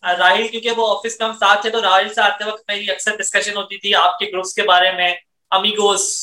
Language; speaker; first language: Urdu; native; Urdu